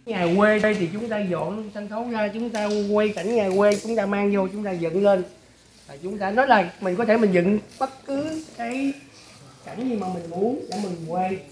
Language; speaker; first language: Vietnamese; native; Vietnamese